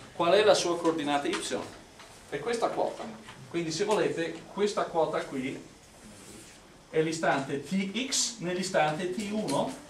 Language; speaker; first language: Italian; non-native, fluent; English